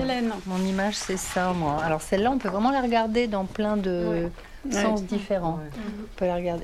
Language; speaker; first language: French; native; French